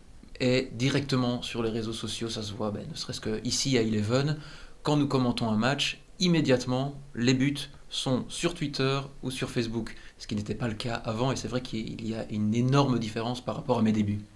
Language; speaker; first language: French; native; French